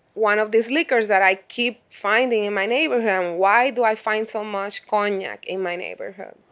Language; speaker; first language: English; non-native, fluent; Spanish